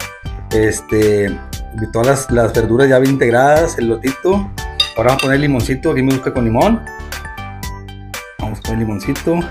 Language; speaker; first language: Spanish; native; Spanish